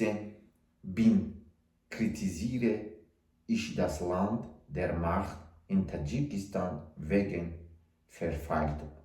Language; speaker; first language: German; non-native, learner; Tajik